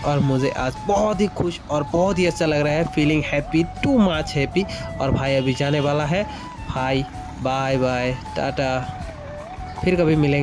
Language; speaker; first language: Hindi; non-native, local second language; Assamese